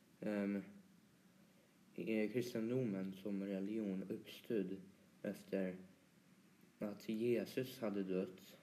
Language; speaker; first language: Swedish; early bilingual, other home language; Polish